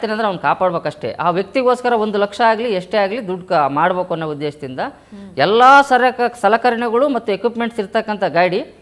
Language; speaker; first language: Kannada; native; Kannada